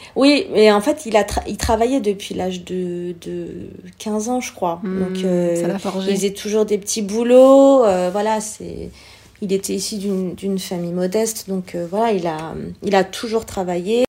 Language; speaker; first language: French; early bilingual, other home language; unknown